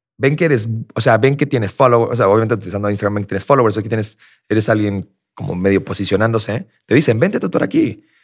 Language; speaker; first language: Spanish; native; Spanish